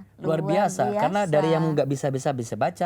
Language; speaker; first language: Indonesian; native; Indonesian